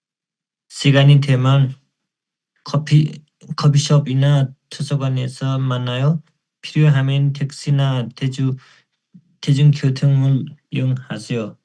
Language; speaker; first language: Korean; non-native, learner; Nepali